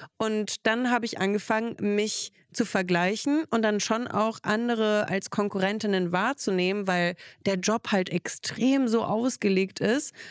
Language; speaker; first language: German; early bilingual, other home language; Russian